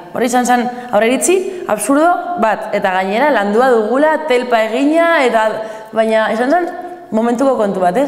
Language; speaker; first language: Basque; non-native, local second language; Spanish